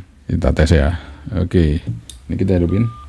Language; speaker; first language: Indonesian; native; Indonesian